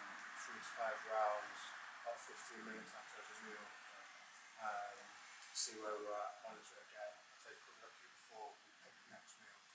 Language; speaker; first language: English; native; English